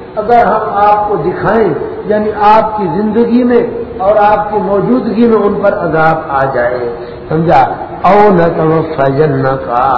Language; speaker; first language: Urdu; non-native, local second language; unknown